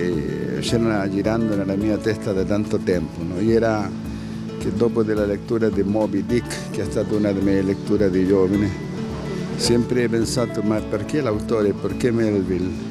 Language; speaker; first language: Italian; non-native, fluent; Spanish